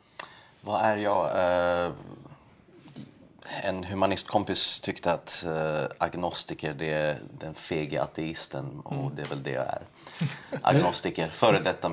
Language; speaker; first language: Swedish; early bilingual, other home language; Persian